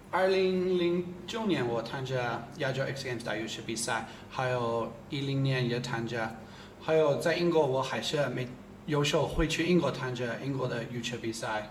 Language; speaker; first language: Chinese; non-native, fluent; English